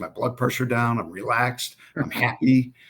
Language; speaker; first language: English; native; English